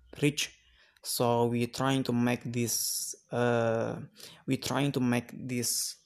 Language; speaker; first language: English; non-native, learner; Indonesian